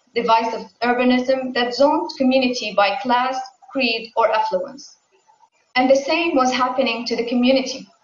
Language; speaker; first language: English; non-native, fluent; Arabic